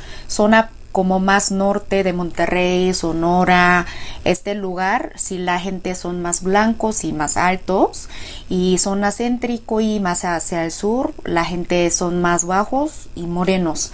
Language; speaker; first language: Spanish; non-native, fluent; Korean